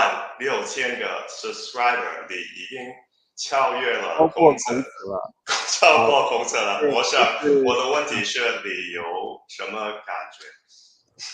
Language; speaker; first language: Chinese; non-native, learner; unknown